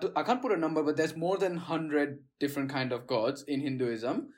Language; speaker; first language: English; non-native, local second language; Gujarati